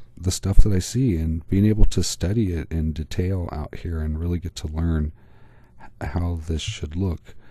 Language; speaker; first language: English; native; English